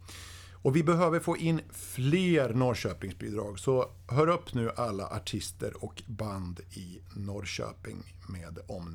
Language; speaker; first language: Swedish; native; Swedish